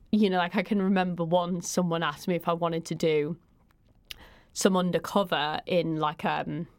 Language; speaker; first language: English; native; English